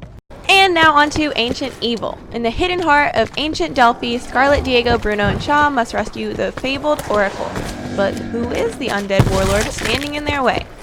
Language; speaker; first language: English; native; English